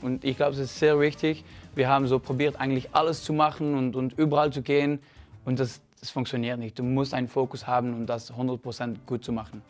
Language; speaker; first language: German; non-native, fluent; French